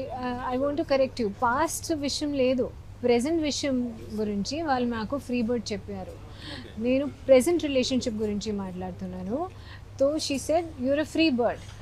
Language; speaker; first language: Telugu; non-native, learner; Hindi